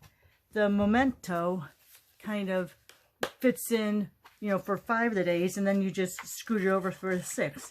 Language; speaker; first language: English; native; English